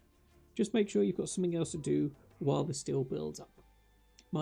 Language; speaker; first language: English; native; English